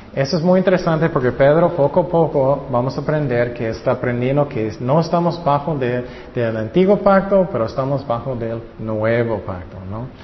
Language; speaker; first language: Spanish; non-native, fluent; English